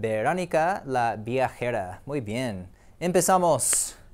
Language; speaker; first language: Spanish; non-native, fluent; English